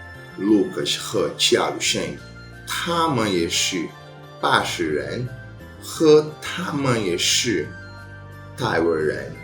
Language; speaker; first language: Chinese; non-native, learner; Portuguese